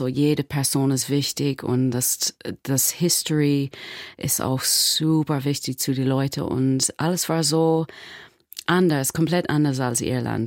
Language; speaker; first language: German; non-native, learner; English